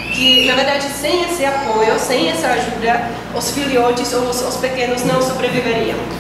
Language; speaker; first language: Portuguese; non-native, fluent; Czech